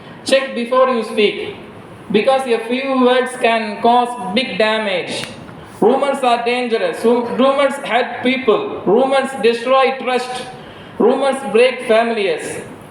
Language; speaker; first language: English; non-native, local second language; Tamil